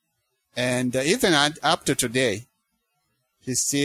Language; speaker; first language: English; non-native, local second language; Kinyarwanda